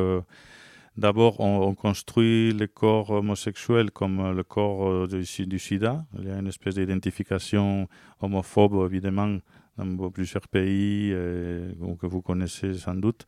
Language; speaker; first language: French; non-native, fluent; Spanish